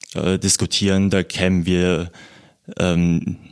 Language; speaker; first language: German; native; German